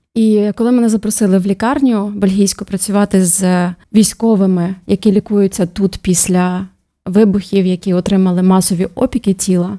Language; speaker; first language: Ukrainian; native; Ukrainian